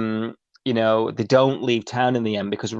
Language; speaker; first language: English; native; English